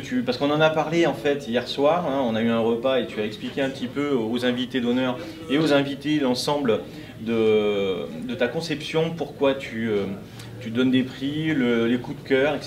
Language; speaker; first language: French; native; French